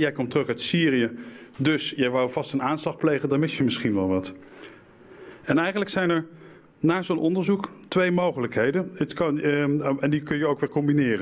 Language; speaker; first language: Dutch; native; Dutch